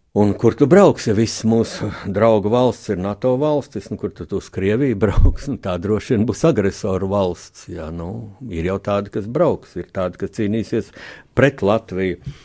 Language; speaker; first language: Latvian; native; Latvian